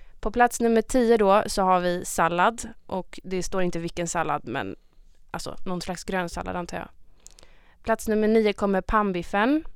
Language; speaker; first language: Swedish; native; Swedish